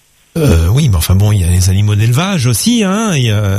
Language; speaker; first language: French; native; French